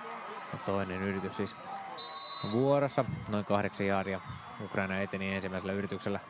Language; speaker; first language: Finnish; native; Finnish